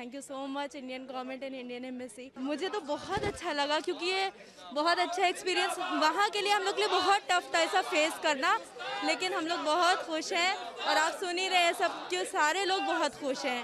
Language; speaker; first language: Hindi; native; Hindi